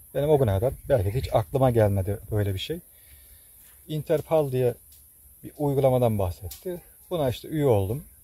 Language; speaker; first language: Turkish; native; Turkish